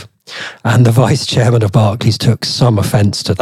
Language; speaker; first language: English; native; English